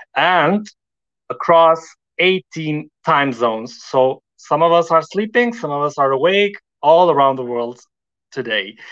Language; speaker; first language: English; non-native, fluent; Albanian